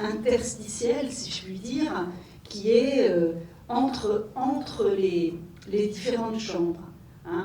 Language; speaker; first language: French; native; French